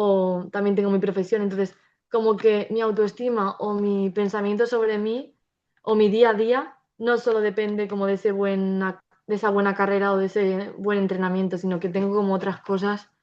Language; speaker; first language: Spanish; native; Spanish